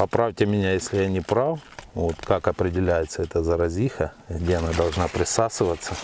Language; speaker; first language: Russian; native; Russian